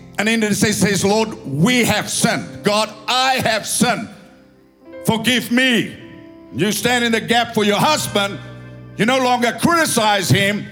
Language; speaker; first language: English; non-native, local second language; Afrikaans